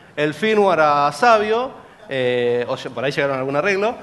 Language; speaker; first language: Spanish; native; Spanish